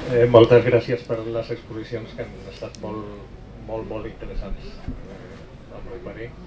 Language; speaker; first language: Catalan; early bilingual, other home language; German